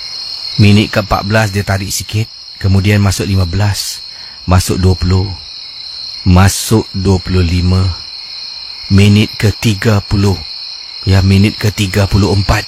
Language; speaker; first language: Malay; native; Malay